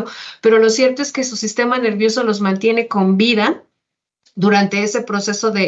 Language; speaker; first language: Spanish; native; Spanish